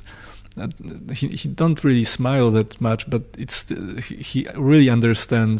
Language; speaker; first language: English; non-native, fluent; Polish